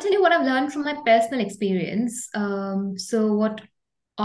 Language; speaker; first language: English; non-native, local second language; Hindi